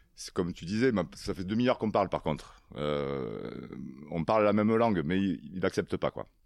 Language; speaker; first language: French; native; French